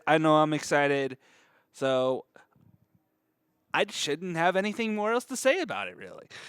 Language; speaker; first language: English; native; English